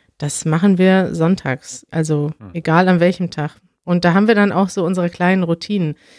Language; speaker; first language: German; native; German